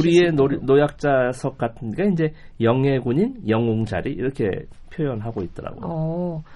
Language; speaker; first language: Korean; native; Korean